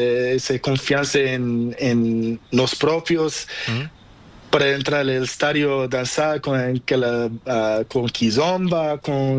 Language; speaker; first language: Spanish; non-native, learner; Portuguese